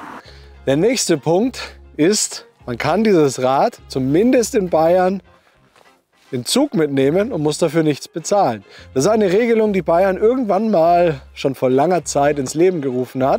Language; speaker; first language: German; native; German